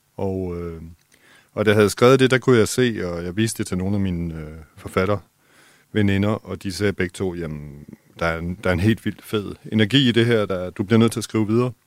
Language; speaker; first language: Danish; native; Danish